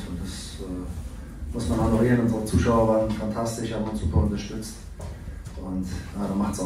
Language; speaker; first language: German; native; German